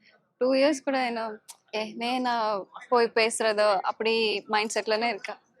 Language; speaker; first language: Tamil; non-native, learner; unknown